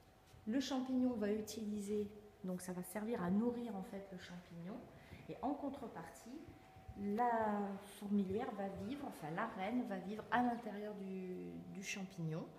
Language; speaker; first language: French; native; French